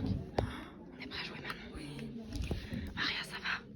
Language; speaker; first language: French; native; French